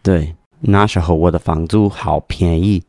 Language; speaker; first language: Chinese; non-native, learner; English